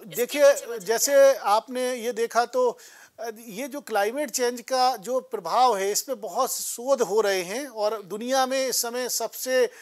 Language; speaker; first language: Hindi; native; Hindi